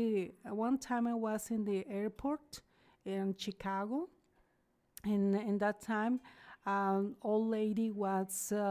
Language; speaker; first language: English; non-native, learner; Spanish